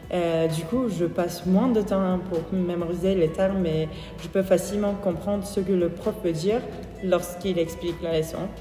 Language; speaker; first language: French; non-native, fluent; Turkish